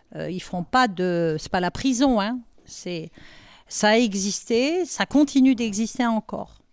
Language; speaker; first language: French; non-native, local second language; Arabic